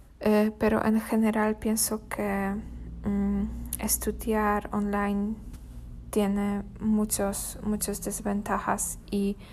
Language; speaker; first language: Spanish; non-native, learner; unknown